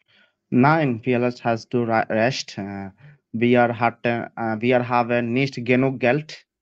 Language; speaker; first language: German; non-native, learner; Bangla